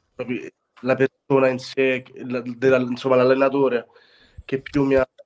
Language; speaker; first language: Italian; native; Italian